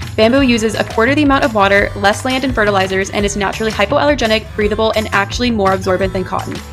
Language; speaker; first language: English; native; English